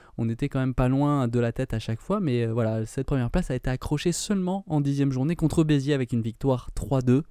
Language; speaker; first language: French; native; French